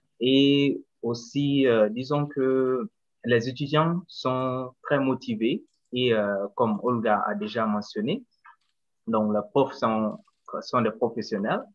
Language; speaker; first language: French; non-native, local second language; Bambara